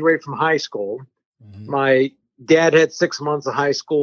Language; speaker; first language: English; early bilingual, other home language; French